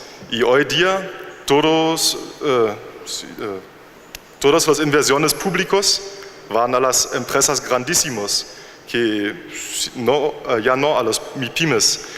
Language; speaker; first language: Spanish; non-native, learner; German